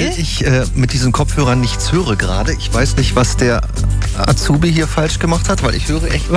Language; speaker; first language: German; native; German